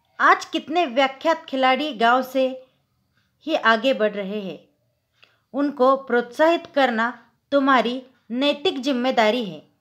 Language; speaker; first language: Hindi; non-native, local second language; Marathi